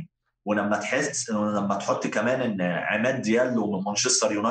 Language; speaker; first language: Arabic; native; Arabic